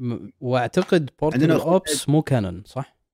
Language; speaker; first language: Arabic; native; Arabic